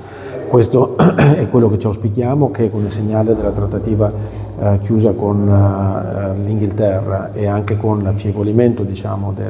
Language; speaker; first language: Italian; native; Italian